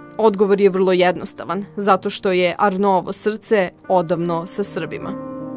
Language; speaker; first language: Serbian; native; Serbian